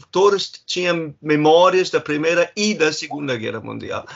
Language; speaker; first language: Portuguese; non-native, fluent; German